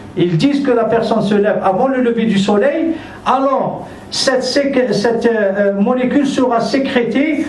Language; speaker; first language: French; non-native, local second language; Arabic